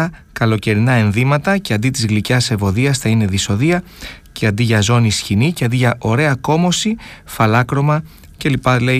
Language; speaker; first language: Greek; native; Greek